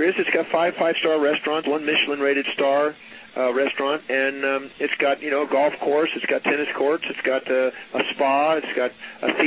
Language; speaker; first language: English; native; English